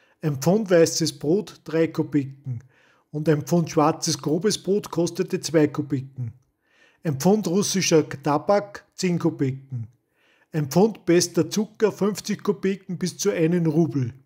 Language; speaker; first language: German; native; German